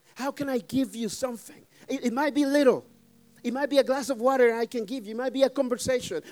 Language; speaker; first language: English; non-native, fluent; Spanish